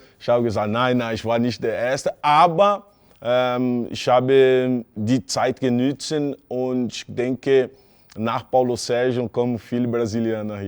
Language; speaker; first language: German; non-native, fluent; Portuguese